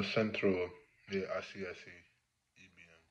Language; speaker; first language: Spanish; non-native, learner; English